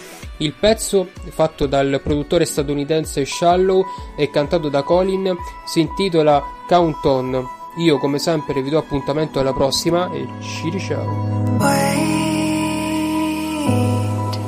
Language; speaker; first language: Italian; native; Italian